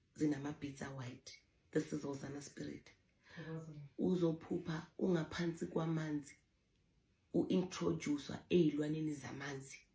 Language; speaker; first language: Zulu; non-native, local second language; Southern Sotho